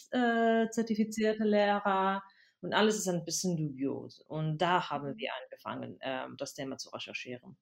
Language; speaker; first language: German; non-native, fluent; Spanish